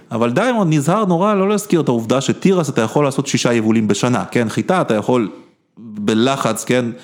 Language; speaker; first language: Hebrew; early bilingual, other home language; Russian